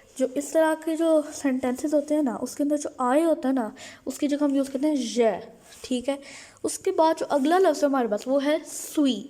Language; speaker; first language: Urdu; native; Urdu